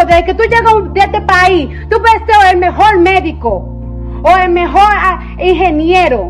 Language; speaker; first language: Spanish; early bilingual, heritage; Spanish